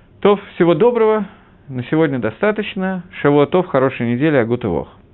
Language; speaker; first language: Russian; early bilingual, heritage; Russian